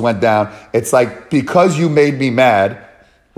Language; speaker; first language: English; native; English